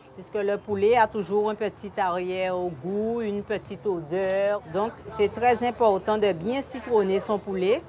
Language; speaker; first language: French; native; French